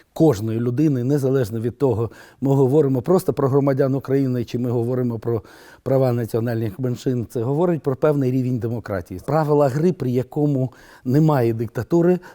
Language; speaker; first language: Ukrainian; non-native, local second language; Romanian